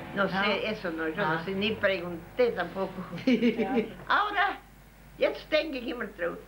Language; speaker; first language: Spanish; non-native, local second language; German